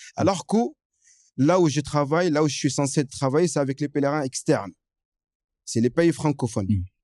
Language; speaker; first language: French; non-native, fluent; Arabic